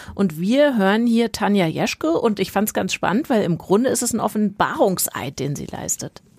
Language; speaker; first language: German; native; German